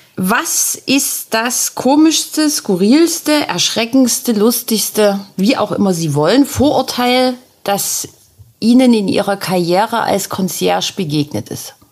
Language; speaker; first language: German; native; German